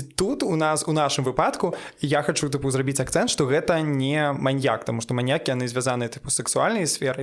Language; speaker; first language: Belarusian; non-native, local second language; Russian